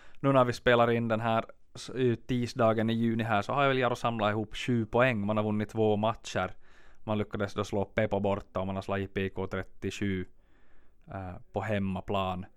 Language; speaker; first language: Swedish; native; Swedish